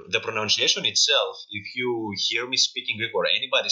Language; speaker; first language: English; non-native, fluent; Greek